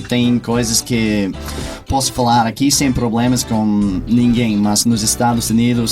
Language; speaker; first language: Portuguese; non-native, fluent; English